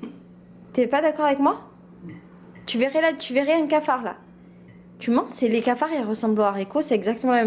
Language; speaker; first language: French; native; French